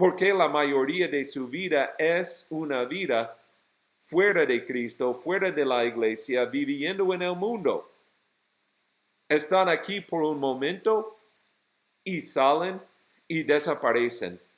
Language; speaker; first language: Spanish; non-native, fluent; English